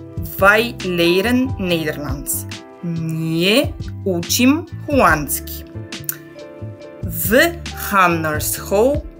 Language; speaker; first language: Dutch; non-native, fluent; Bulgarian